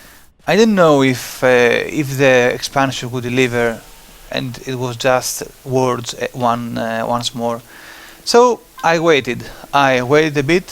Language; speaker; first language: English; non-native, fluent; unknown